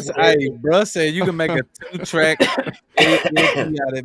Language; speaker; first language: English; native; English